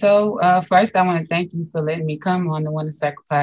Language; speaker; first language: English; native; English